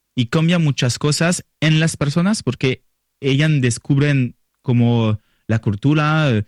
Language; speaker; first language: Spanish; non-native, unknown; French